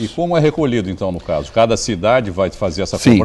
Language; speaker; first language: Portuguese; native; Portuguese